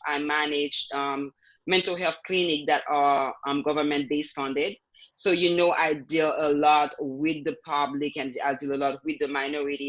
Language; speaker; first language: English; non-native, fluent; Haitian Creole